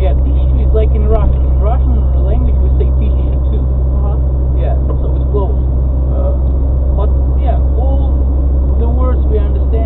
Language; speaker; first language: English; non-native, fluent; Russian